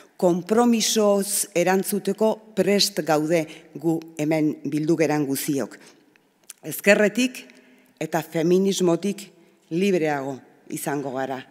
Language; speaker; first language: Basque; native; Basque